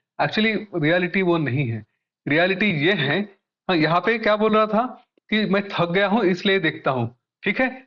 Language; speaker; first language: Hindi; non-native, local second language; Marathi